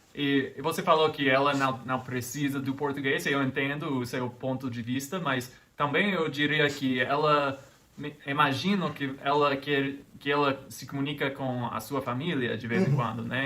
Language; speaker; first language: Portuguese; non-native, fluent; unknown